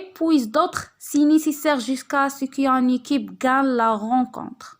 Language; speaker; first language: French; non-native, local second language; Arabic